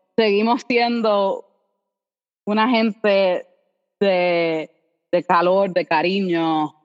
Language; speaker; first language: Spanish; native; Spanish